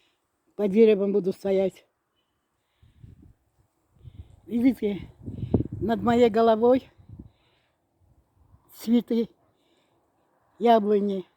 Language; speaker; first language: Russian; non-native, fluent; Azerbaijani